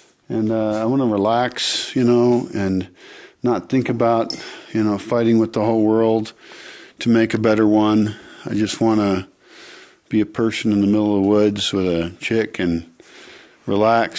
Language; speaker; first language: English; native; English